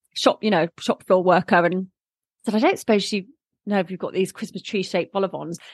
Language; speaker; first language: English; native; English